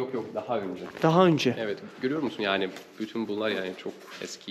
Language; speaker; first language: Turkish; non-native, fluent; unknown